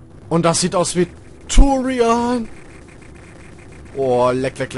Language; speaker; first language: German; native; German